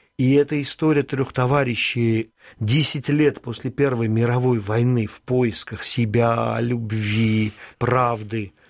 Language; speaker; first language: Russian; early bilingual, other home language; Armenian